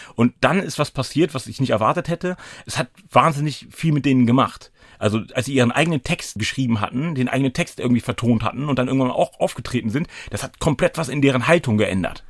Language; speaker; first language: German; native; German